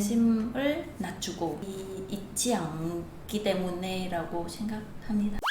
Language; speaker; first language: Korean; non-native, fluent; Vietnamese